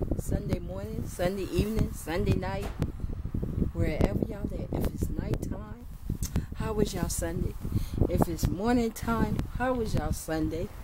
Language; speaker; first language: English; native; English